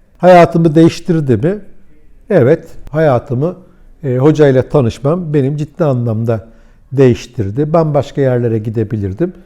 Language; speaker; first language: Turkish; early bilingual, heritage; Turkish